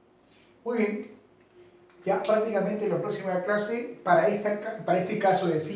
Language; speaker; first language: Spanish; native; Spanish